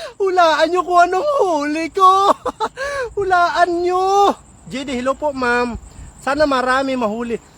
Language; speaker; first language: Filipino; non-native, local second language; Waray